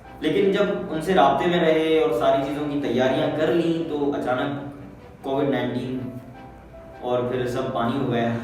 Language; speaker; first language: Urdu; non-native, local second language; Kachhi